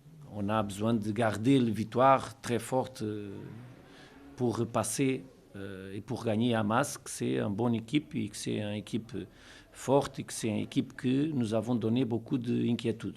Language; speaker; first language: French; non-native, learner; Portuguese